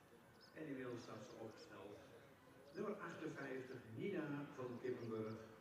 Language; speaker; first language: Dutch; native; Dutch